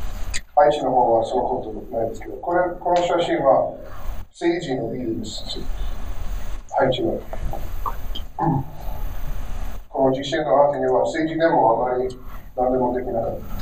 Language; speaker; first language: Japanese; non-native, learner; English